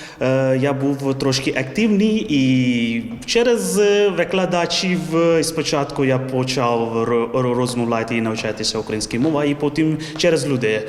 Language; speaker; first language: Ukrainian; non-native, learner; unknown